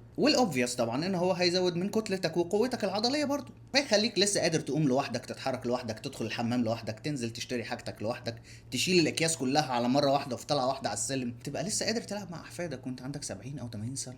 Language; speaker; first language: Arabic; native; Arabic